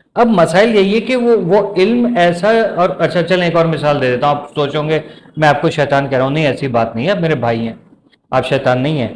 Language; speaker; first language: Urdu; native; Urdu